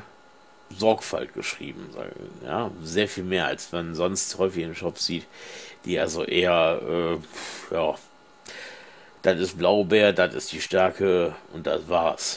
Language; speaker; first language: German; native; German